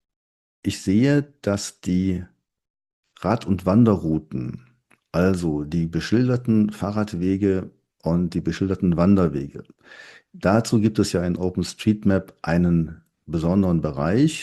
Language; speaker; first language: German; native; German